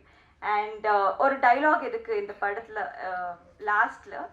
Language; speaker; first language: Tamil; non-native, learner; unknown